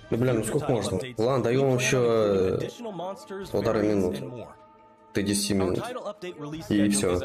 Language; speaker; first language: Russian; native; Russian